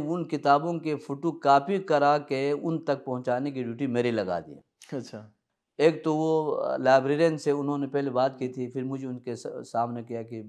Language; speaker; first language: Urdu; early bilingual, other home language; Balti